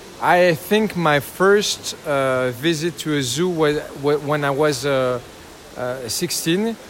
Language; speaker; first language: English; non-native, learner; French